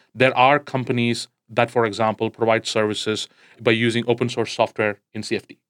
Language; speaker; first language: English; non-native, local second language; Tamil